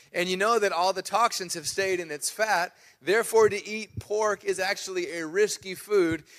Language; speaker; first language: English; native; English